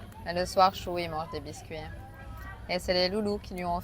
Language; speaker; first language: French; native; French